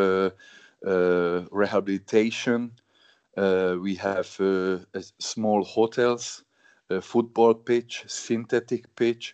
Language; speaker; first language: English; non-native, learner; Hungarian